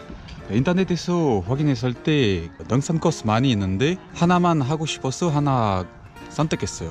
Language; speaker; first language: Korean; non-native, learner; French